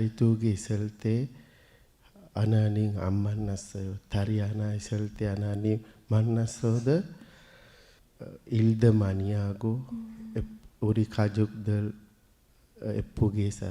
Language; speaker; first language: Korean; non-native, learner; Sinhala